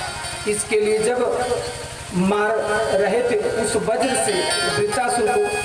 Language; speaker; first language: Hindi; native; Hindi